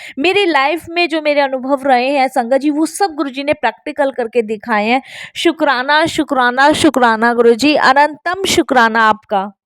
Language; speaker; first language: Hindi; native; Hindi